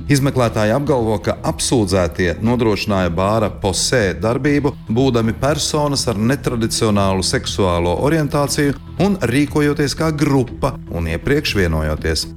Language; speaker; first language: Latvian; native; Latvian